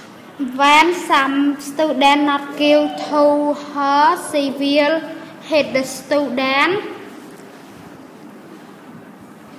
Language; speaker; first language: English; non-native, learner; Khmer